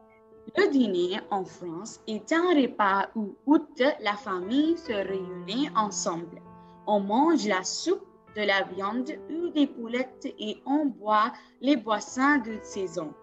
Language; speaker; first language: French; non-native, learner; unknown